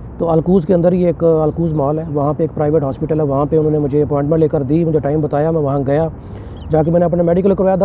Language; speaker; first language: Urdu; non-native, local second language; Punjabi